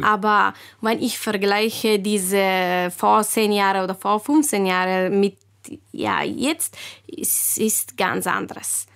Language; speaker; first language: German; non-native, learner; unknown